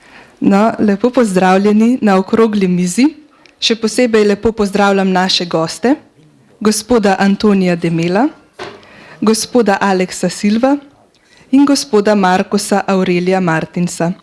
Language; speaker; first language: Slovenian; native; Slovenian